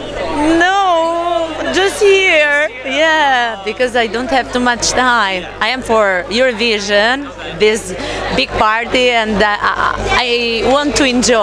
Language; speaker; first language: English; non-native, learner; Albanian